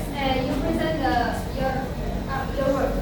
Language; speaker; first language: English; non-native, learner; Indonesian